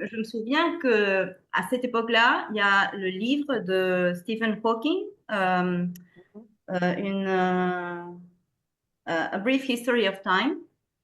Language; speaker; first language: French; non-native, fluent; Spanish